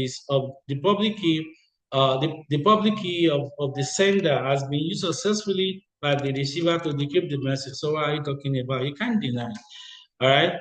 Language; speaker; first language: English; non-native, local second language; Yoruba